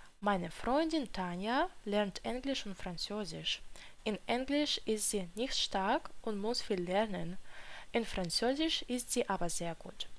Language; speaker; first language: German; non-native, fluent; Ukrainian